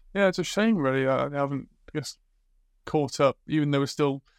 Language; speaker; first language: English; native; English